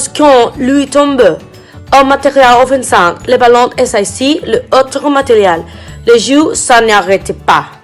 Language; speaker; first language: French; non-native, learner; Spanish